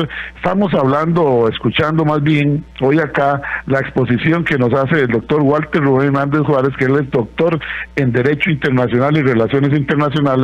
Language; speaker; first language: Spanish; native; Spanish